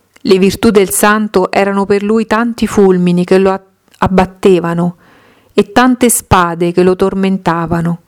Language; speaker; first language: Italian; native; Italian